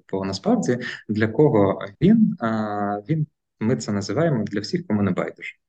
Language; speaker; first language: Ukrainian; non-native, local second language; Russian